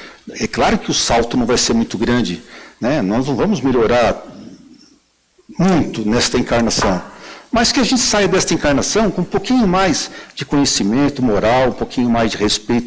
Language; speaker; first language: Portuguese; native; Portuguese